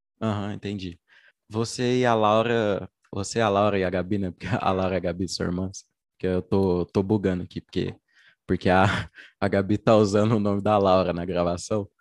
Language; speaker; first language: Portuguese; native; Portuguese